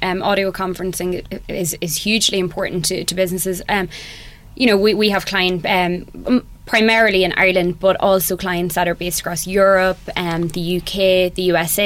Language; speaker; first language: English; native; English